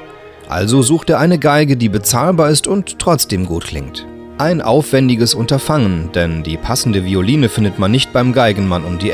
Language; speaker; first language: German; native; German